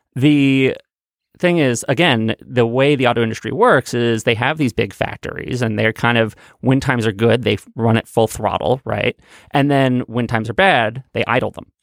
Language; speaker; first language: English; native; English